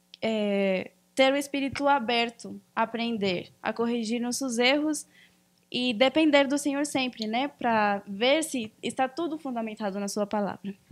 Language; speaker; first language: Portuguese; early bilingual, other home language; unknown